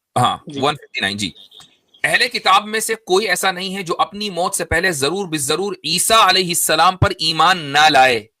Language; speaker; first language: Urdu; native; Urdu